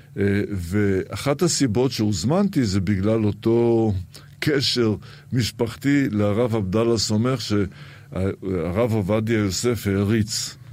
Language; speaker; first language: Hebrew; early bilingual, other home language; Arabic